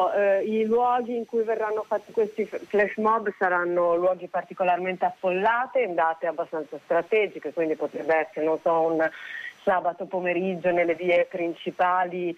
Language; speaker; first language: Italian; native; Italian